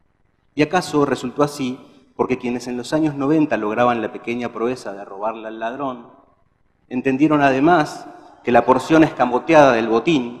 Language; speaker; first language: Spanish; native; Spanish